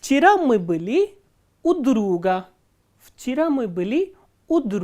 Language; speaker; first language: Russian; non-native, fluent; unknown